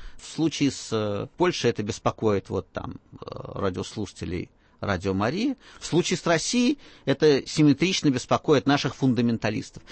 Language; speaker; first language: Russian; native; Russian